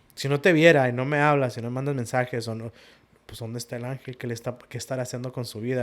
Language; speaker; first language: Spanish; early bilingual, heritage; Spanish